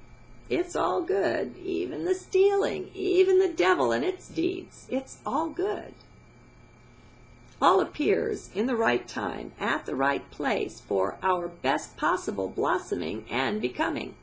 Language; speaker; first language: English; native; English